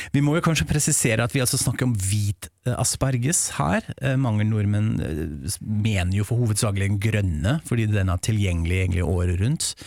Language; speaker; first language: Norwegian; non-native, fluent; German